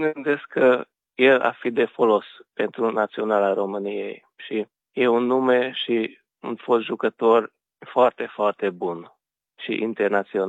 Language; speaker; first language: Romanian; non-native, local second language; Hungarian